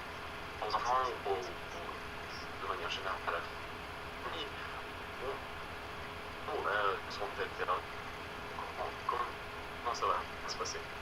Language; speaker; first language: French; native; French